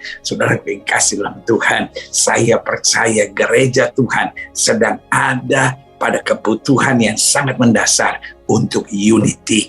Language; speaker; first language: Indonesian; native; Indonesian